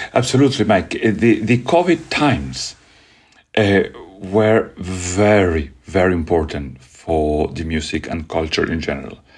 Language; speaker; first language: English; non-native, fluent; Spanish